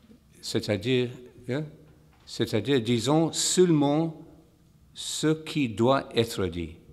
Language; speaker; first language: French; non-native, fluent; English